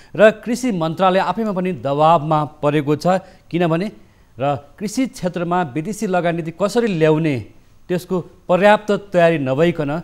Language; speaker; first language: Nepali; native; Nepali